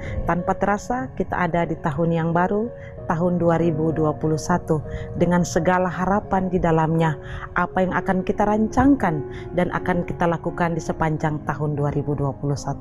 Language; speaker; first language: Indonesian; native; Indonesian